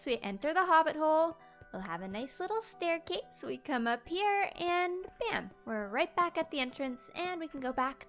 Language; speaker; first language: English; native; English